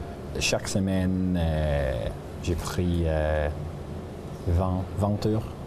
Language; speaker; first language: French; non-native, learner; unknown